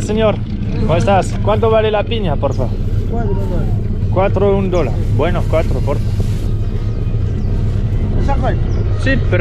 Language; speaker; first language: Spanish; non-native, learner; French